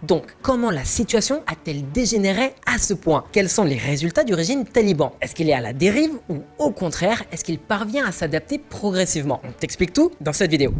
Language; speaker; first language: French; native; French